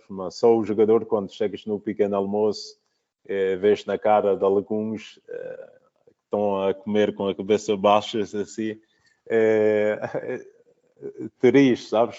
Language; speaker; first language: Portuguese; early bilingual, heritage; Portuguese